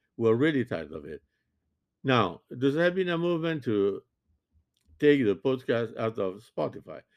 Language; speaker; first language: English; non-native, fluent; French